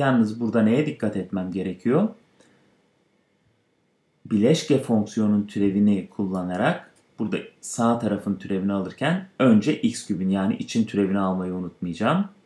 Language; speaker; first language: Turkish; native; Turkish